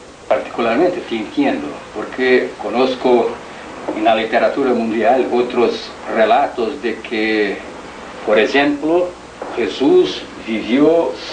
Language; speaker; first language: Spanish; non-native, learner; Portuguese